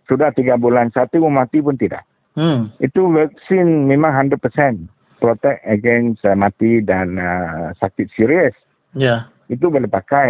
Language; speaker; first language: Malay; non-native, local second language; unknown